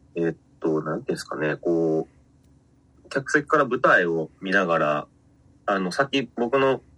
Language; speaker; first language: Japanese; native; Japanese